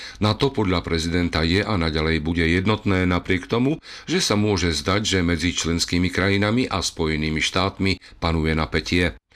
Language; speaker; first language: Slovak; native; Slovak